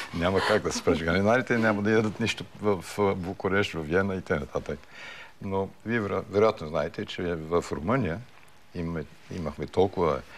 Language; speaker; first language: Bulgarian; early bilingual, heritage; Bulgarian